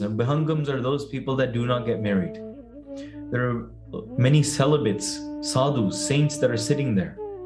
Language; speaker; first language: English; early bilingual, other home language; Punjabi